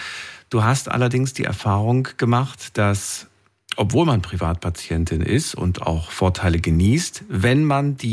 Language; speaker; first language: German; native; German